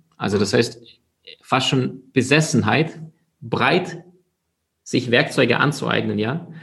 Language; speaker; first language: German; early bilingual, other home language; Russian